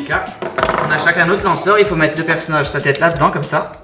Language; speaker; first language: French; native; French